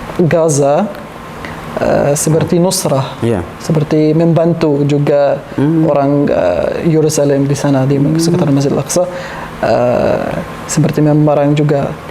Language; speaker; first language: Indonesian; non-native, learner; Arabic